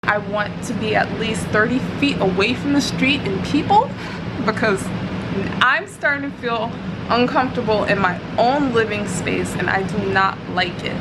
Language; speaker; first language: English; native; English